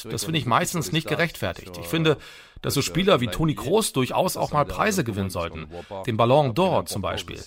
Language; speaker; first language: German; native; German